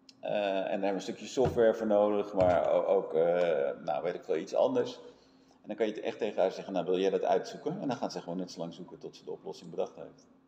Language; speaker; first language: Dutch; native; Dutch